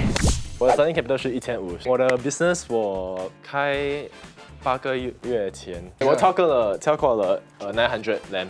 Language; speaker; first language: Chinese; non-native, local second language; English